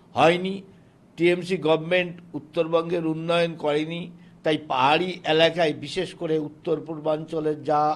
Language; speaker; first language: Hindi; non-native, local second language; Bangla